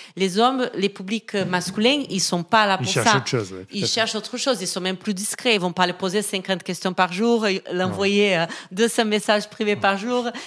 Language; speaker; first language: French; non-native, fluent; Portuguese